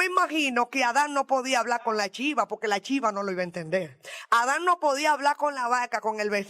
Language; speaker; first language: Spanish; native; Spanish